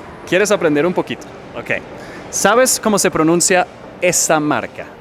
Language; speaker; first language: Spanish; non-native, fluent; English